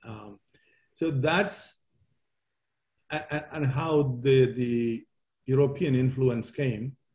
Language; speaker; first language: English; non-native, local second language; Malayalam